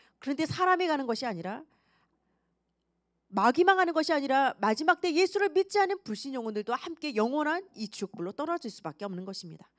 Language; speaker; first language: Korean; native; Korean